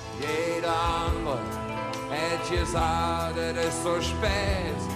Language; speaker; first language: German; native; German